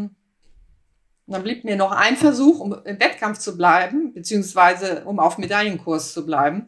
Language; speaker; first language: German; native; German